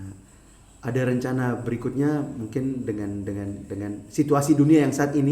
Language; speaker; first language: Indonesian; native; Indonesian